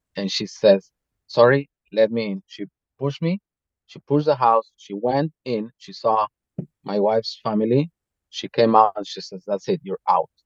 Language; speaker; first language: English; non-native, fluent; Spanish